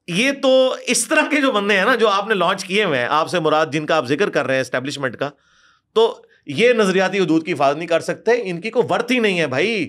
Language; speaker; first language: Urdu; non-native, local second language; Punjabi